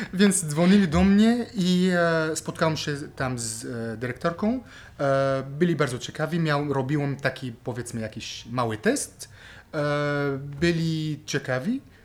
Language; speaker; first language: Polish; non-native, fluent; Arabic